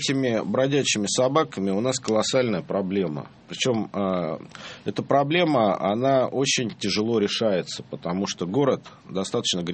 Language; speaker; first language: Russian; native; Russian